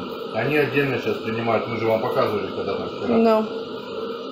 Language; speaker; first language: Russian; native; Russian